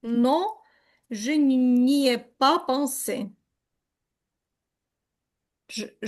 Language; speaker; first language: French; non-native, learner; Ukrainian